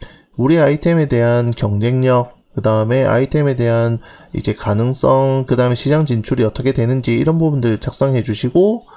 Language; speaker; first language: Korean; native; Korean